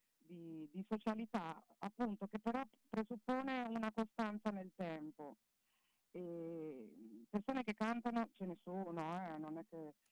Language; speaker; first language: Italian; native; Italian